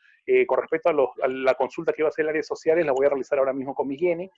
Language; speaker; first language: Spanish; native; Spanish